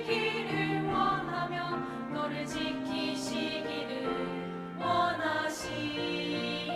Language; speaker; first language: Korean; native; Korean